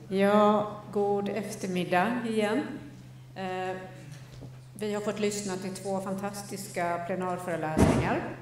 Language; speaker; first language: Swedish; native; Swedish